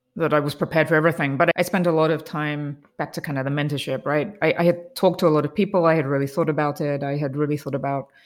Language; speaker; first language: English; native; English